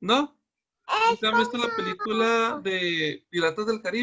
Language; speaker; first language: Spanish; native; Spanish